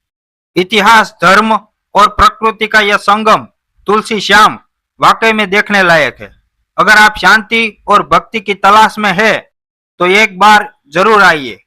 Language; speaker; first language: Hindi; non-native, local second language; Gujarati